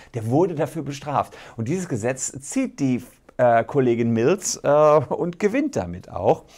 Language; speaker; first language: German; native; German